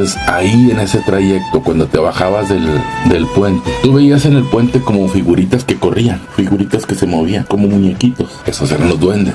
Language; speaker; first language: Spanish; native; Spanish